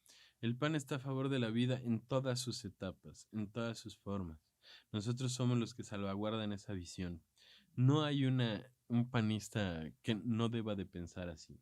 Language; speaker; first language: Spanish; native; Spanish